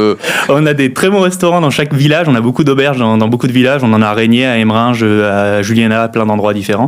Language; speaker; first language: French; native; French